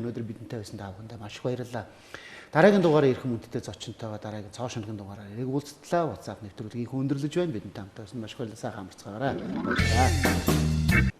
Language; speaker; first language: Mongolian; native; Mongolian